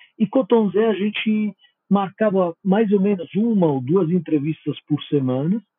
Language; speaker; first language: Portuguese; non-native, fluent; Italian